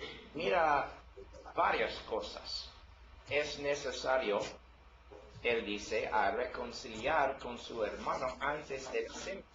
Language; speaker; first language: Spanish; non-native, learner; English